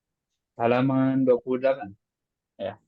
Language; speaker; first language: Indonesian; native; Indonesian